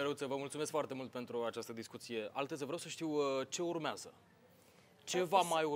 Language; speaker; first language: Romanian; native; Romanian